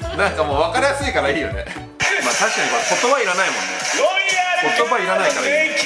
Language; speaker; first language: Japanese; native; Japanese